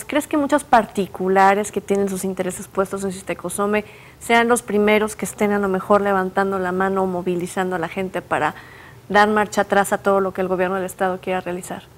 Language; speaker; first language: Spanish; native; Spanish